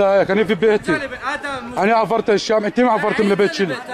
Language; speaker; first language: Hebrew; non-native, learner; Arabic